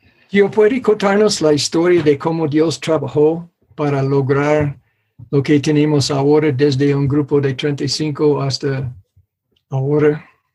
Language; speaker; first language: Spanish; non-native, fluent; English